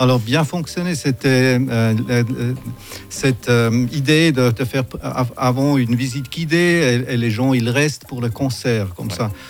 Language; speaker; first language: French; non-native, fluent; German